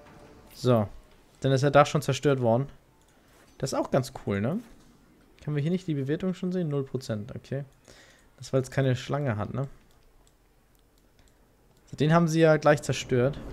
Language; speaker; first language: German; native; German